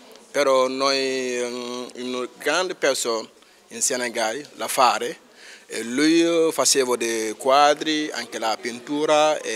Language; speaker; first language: Italian; non-native, learner; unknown